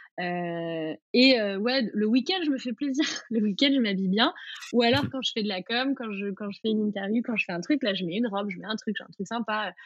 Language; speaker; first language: French; native; French